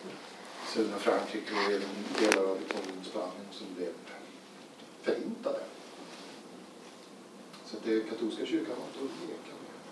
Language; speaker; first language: Swedish; native; Swedish